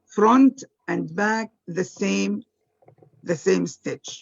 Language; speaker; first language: English; non-native, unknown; Arabic